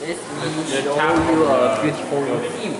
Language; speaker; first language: English; non-native, learner; Chinese